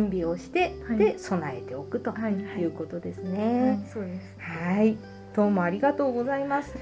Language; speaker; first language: Japanese; native; Japanese